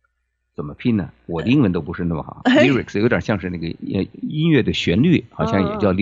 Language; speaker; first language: Chinese; native; Chinese